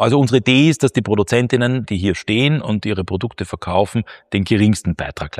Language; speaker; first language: German; native; German